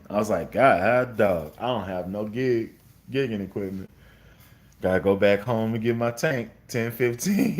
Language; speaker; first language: English; native; English